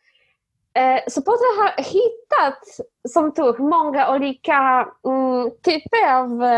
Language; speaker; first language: Swedish; non-native, fluent; Polish